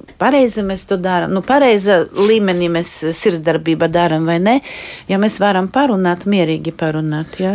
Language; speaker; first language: Latvian; non-native, local second language; Russian